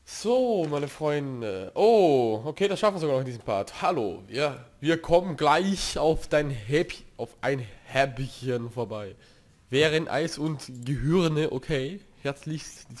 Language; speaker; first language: German; native; German